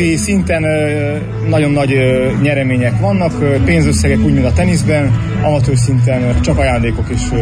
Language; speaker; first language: Hungarian; native; Hungarian